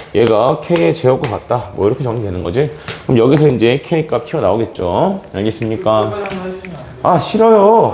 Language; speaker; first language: Korean; native; Korean